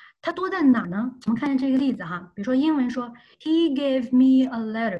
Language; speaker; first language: Chinese; native; Chinese